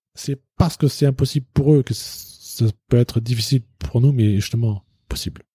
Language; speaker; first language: French; native; French